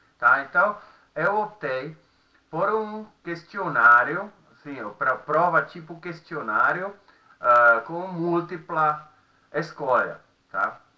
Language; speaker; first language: Portuguese; non-native, fluent; Czech